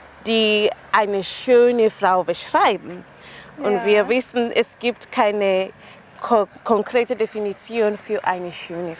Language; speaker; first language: German; non-native, fluent; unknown